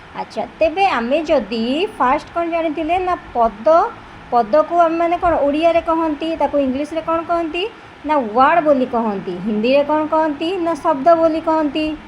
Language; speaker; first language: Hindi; non-native, local second language; Odia